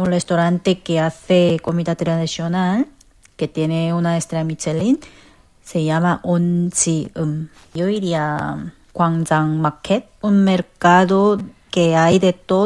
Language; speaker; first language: Spanish; non-native, learner; Korean